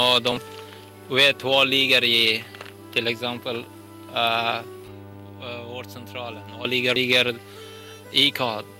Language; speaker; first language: Swedish; non-native, learner; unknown